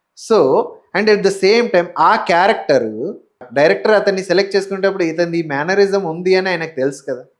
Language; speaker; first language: Telugu; native; Telugu